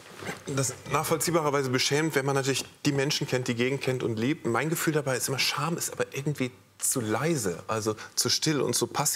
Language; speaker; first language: German; native; German